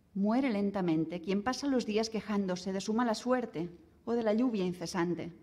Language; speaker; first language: Spanish; non-native, local second language; Catalan